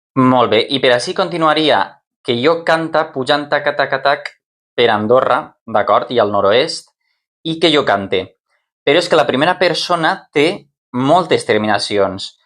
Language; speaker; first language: Catalan; native; Catalan